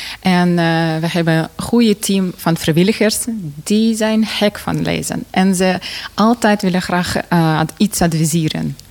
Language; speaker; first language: Dutch; non-native, fluent; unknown